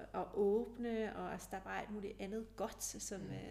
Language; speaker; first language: Danish; early bilingual, other home language; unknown